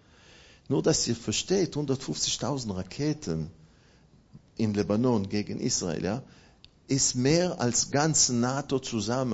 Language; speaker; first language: German; non-native, fluent; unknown